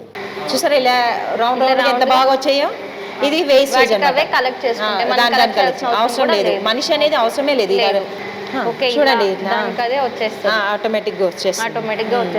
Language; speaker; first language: Telugu; native; Telugu